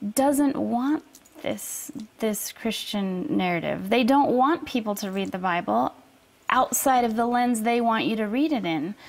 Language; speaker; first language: English; native; English